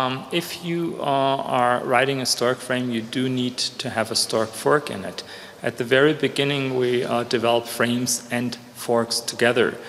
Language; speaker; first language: English; non-native, fluent; German